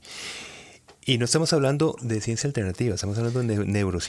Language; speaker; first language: Spanish; native; Spanish